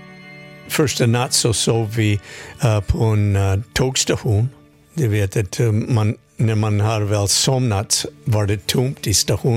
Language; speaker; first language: Swedish; non-native, fluent; English